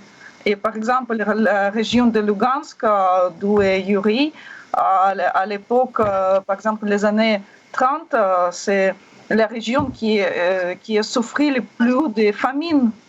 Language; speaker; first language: French; non-native, learner; Russian